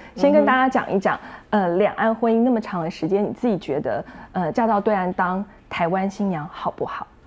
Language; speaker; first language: Chinese; native; Chinese